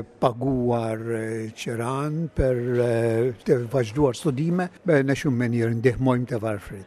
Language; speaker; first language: Albanian; non-native, fluent; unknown